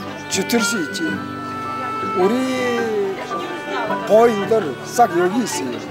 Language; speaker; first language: Korean; early bilingual, heritage; Russian